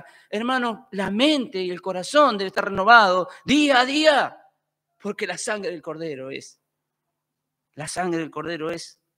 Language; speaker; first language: Spanish; native; Spanish